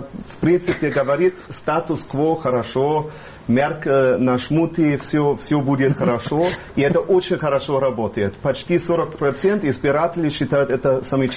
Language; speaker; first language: Russian; non-native, fluent; German